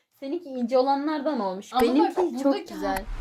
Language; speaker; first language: Turkish; native; Turkish